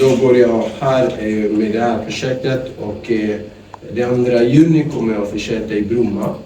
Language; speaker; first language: Swedish; non-native, fluent; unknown